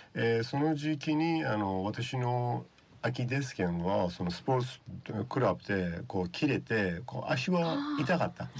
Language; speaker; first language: Japanese; non-native, fluent; Persian